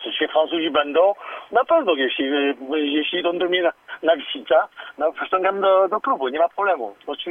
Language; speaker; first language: Polish; non-native, learner; French